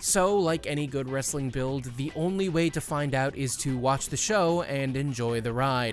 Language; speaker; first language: English; native; English